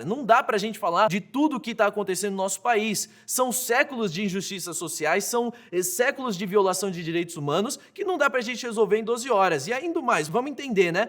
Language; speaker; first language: Portuguese; native; Portuguese